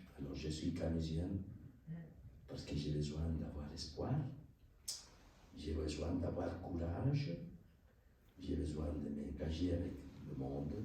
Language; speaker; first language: French; non-native, learner; Spanish